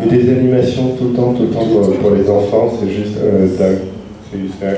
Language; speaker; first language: French; native; French